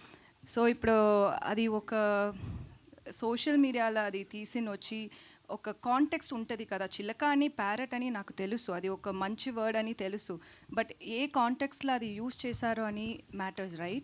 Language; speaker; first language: Telugu; non-native, local second language; Tamil